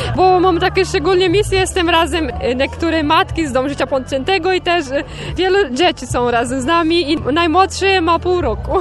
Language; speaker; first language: Polish; non-native, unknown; Portuguese